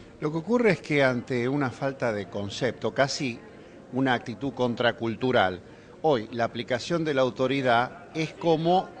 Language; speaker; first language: Spanish; native; Spanish